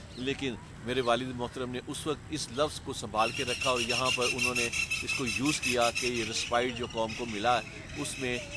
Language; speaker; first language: Urdu; non-native, local second language; Punjabi